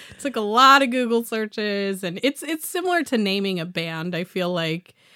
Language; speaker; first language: English; native; English